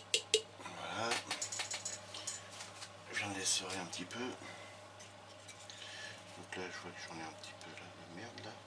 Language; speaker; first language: French; native; French